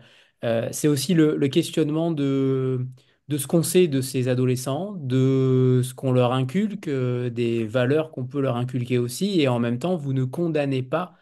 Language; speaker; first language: French; native; French